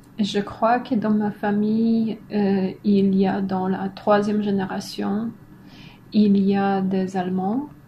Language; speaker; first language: French; non-native, fluent; Polish